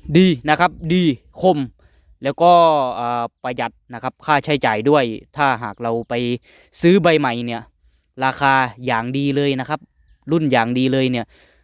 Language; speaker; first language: Thai; native; Thai